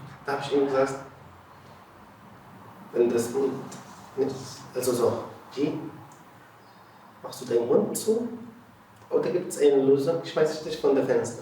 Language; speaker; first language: German; non-native, learner; Arabic